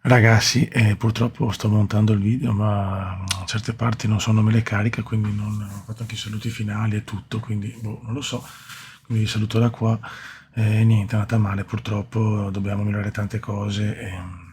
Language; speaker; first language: Italian; native; Italian